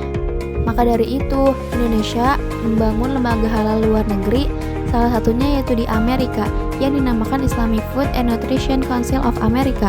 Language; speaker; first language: Indonesian; native; Indonesian